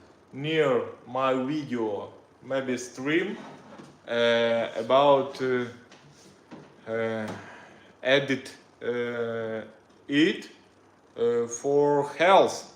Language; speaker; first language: English; non-native, learner; Russian